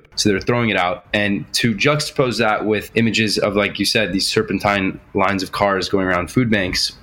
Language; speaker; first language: English; native; English